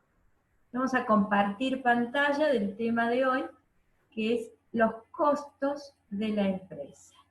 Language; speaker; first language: Spanish; native; Spanish